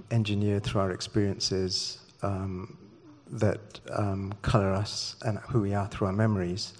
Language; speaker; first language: English; native; English